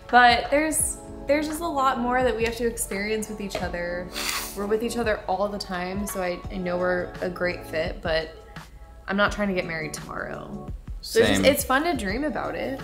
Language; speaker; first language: English; native; English